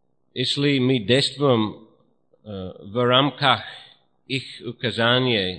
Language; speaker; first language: Russian; non-native, fluent; English